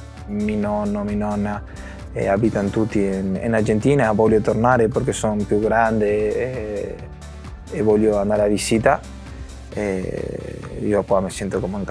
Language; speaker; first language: Italian; early bilingual, heritage; Spanish